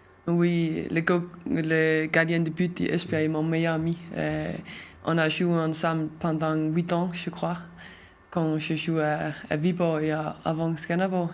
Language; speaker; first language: French; non-native, learner; Danish